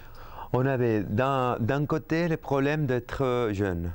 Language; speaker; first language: French; non-native, fluent; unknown